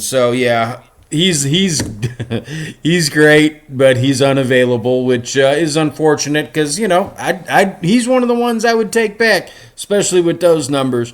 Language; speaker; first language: English; native; English